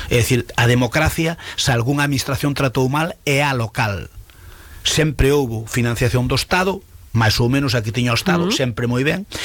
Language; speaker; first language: Galician; native; Galician